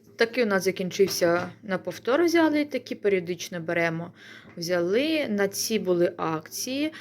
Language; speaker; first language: Ukrainian; non-native, local second language; Russian